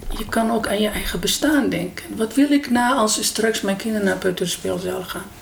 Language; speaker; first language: Dutch; non-native, fluent; Persian